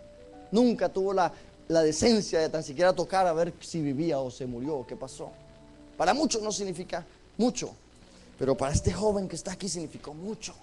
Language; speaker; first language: Spanish; native; Spanish